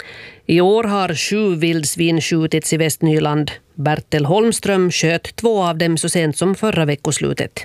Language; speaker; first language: Swedish; native; Swedish